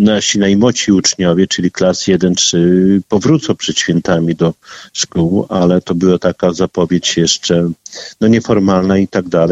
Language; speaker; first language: Polish; native; Polish